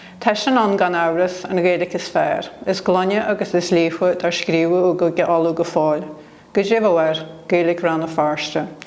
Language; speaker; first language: Irish; native; Irish